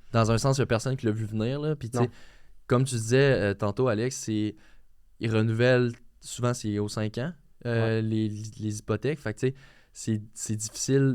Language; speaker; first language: French; native; French